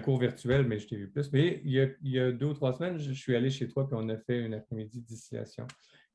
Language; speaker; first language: French; native; French